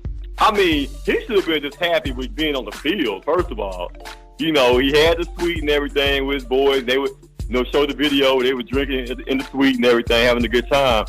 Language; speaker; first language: English; native; English